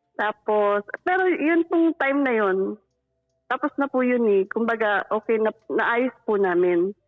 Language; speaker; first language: Filipino; non-native, local second language; Pangasinan